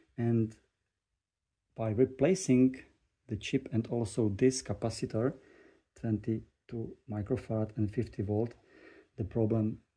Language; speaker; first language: English; non-native, fluent; Czech